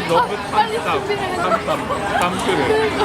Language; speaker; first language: Korean; non-native, learner; Japanese